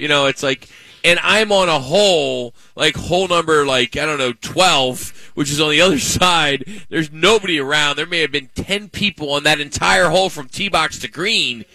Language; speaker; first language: English; native; English